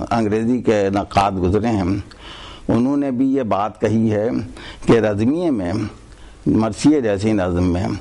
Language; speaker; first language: Urdu; native; Urdu